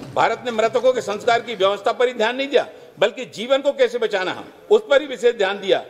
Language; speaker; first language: Hindi; native; Hindi